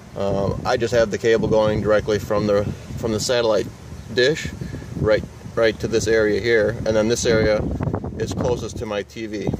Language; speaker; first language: English; native; English